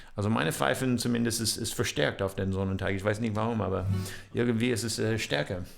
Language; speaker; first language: German; non-native, learner; English